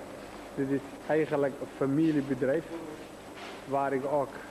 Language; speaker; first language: Dutch; non-native, learner; Somali